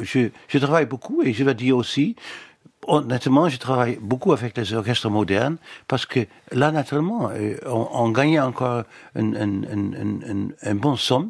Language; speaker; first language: French; non-native, fluent; Dutch